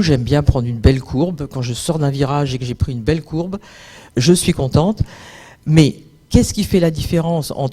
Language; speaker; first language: French; native; French